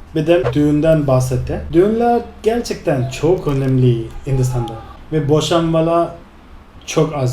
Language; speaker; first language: Turkish; non-native, fluent; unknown